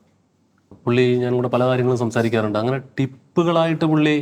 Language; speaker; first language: Malayalam; native; Malayalam